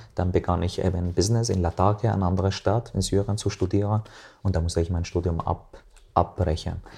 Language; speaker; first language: German; non-native, fluent; Arabic